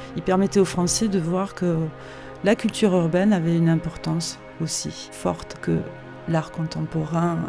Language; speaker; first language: French; native; French